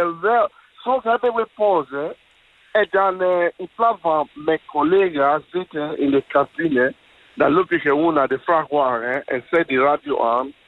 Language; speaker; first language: Dutch; non-native, fluent; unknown